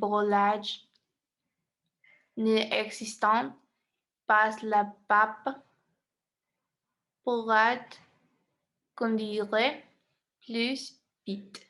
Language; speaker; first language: French; non-native, learner; Spanish